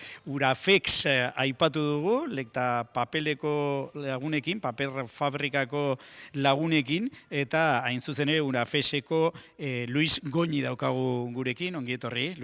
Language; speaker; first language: Basque; native; Basque